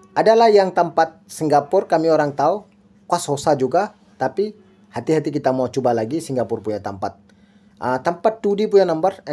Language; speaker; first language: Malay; non-native, learner; Bangla